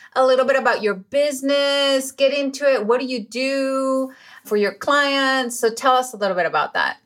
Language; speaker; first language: English; non-native, fluent; Spanish